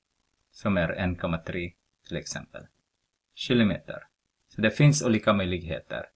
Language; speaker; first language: Swedish; non-native, fluent; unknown